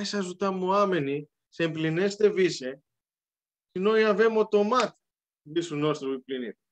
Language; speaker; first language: Romanian; non-native, learner; Greek